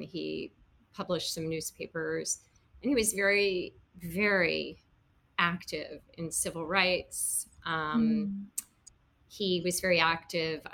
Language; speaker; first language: English; native; English